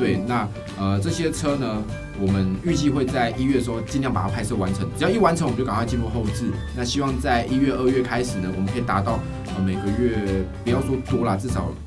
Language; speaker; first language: Chinese; native; Chinese